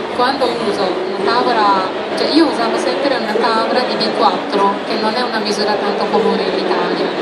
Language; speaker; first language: Italian; non-native, fluent; Japanese